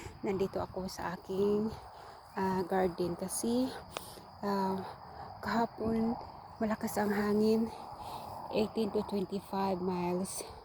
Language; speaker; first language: Filipino; non-native, local second language; Cebuano